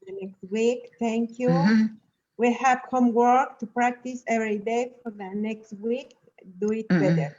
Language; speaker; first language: English; non-native, learner; Spanish